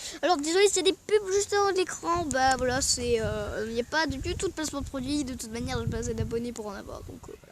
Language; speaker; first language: French; native; French